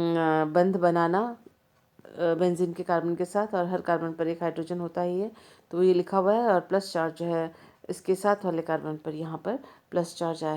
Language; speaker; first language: Hindi; native; Hindi